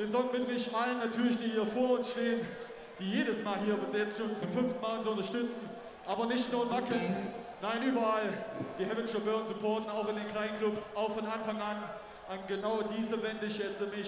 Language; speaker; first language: German; native; German